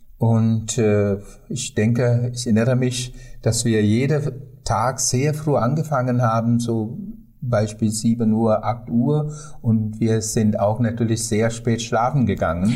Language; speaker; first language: German; non-native, fluent; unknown